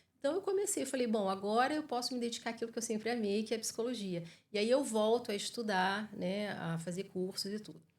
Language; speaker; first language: Portuguese; native; Portuguese